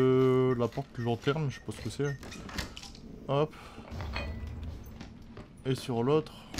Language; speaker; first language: French; native; French